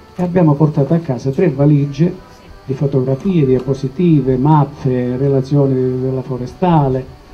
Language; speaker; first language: Italian; native; Italian